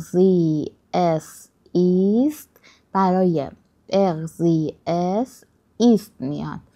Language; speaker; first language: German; non-native, learner; Persian